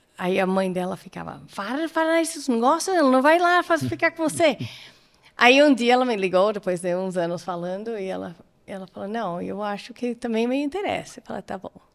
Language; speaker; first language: Portuguese; non-native, fluent; English